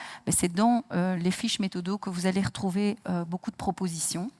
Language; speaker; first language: French; native; French